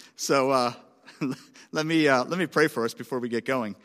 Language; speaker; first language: English; native; English